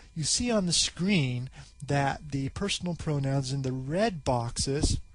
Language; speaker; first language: English; native; English